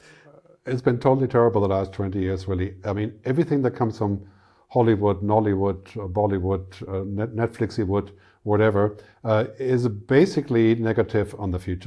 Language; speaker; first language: English; non-native, fluent; German